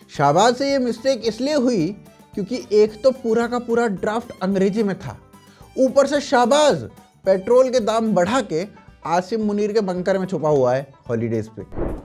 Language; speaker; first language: Hindi; native; Hindi